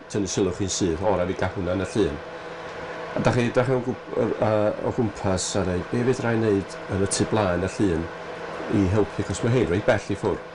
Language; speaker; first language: Welsh; native; Welsh